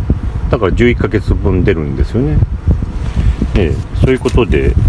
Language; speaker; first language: Japanese; native; Japanese